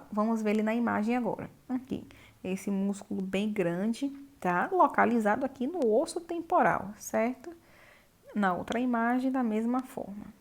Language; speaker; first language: Portuguese; native; Portuguese